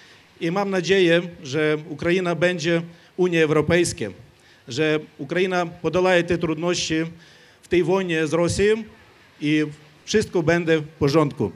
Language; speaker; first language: Polish; non-native, learner; Ukrainian